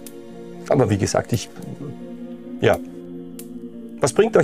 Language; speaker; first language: German; native; German